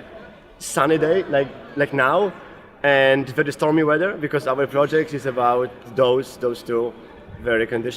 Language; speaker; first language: English; non-native, fluent; Polish